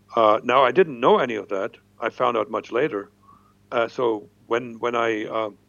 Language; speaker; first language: English; non-native, fluent; German